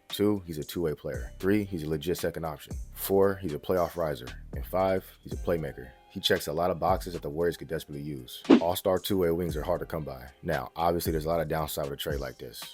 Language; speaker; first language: English; native; English